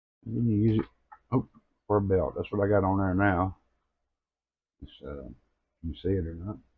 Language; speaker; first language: English; native; English